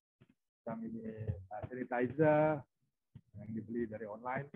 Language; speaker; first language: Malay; non-native, local second language; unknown